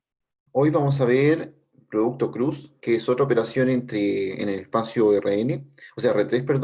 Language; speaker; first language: Spanish; native; Spanish